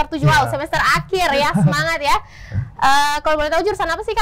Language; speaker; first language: Indonesian; native; Indonesian